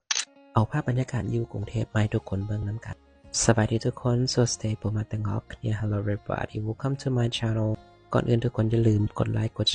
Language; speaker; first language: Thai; non-native, local second language; Lao